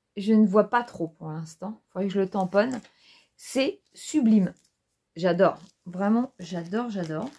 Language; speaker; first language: French; native; French